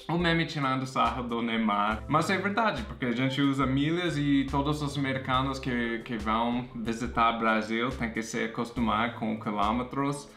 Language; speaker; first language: Portuguese; non-native, fluent; English